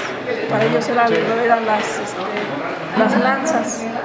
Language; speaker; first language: Spanish; native; Spanish